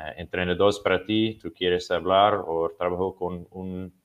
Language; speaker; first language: Spanish; non-native, learner; English